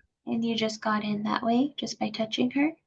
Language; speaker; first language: English; native; English